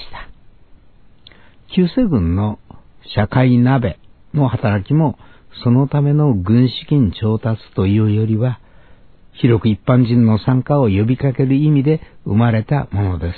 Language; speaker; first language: Japanese; native; Japanese